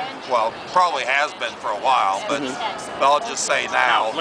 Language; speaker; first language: English; native; English